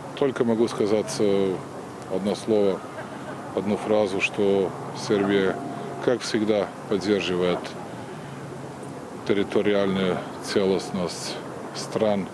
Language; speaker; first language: Russian; non-native, learner; Serbian